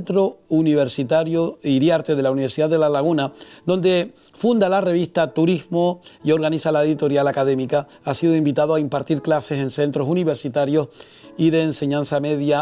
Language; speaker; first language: Spanish; native; Spanish